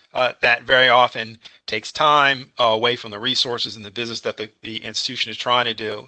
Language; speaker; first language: English; native; English